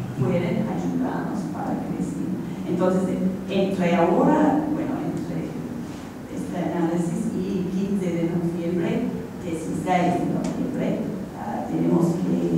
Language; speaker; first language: Spanish; non-native, fluent; English